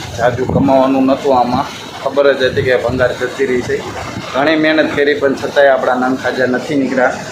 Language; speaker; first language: Gujarati; native; Gujarati